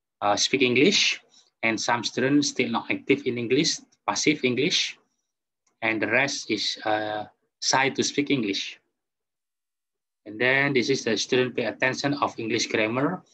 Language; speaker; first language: English; non-native, fluent; Indonesian